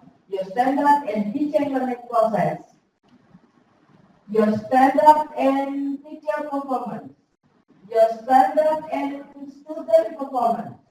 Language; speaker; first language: English; non-native, fluent; Indonesian